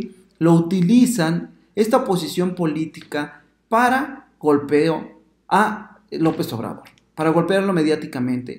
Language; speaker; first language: Spanish; native; Spanish